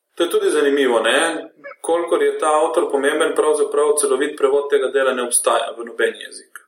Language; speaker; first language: Slovenian; native; Slovenian